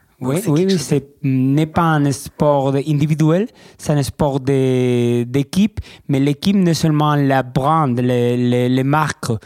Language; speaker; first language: French; non-native, learner; Spanish